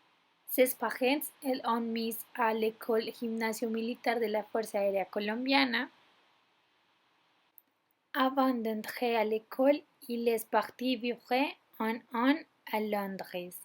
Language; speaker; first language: French; non-native, learner; Spanish